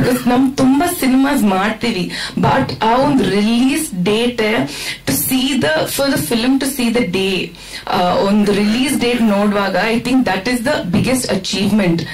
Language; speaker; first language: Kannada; non-native, fluent; Malayalam